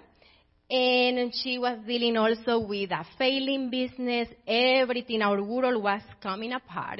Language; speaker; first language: English; non-native, fluent; Spanish